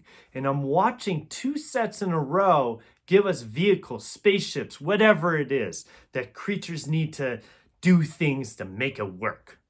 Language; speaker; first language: English; native; English